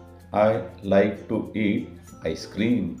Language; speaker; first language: English; non-native, learner; Marathi